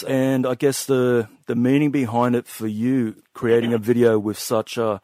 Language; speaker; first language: English; native; English